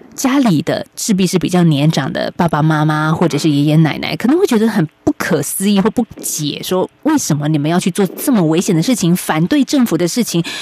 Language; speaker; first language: Chinese; native; Chinese